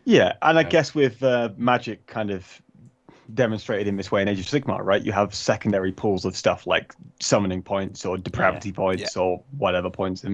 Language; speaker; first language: English; native; English